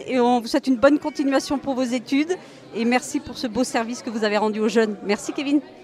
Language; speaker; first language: French; native; French